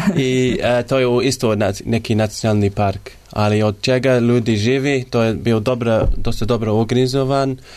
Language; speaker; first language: Serbian; non-native, learner; English